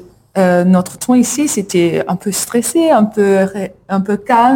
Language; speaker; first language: French; non-native, learner; English